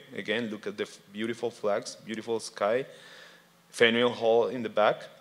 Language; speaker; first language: English; non-native, fluent; Spanish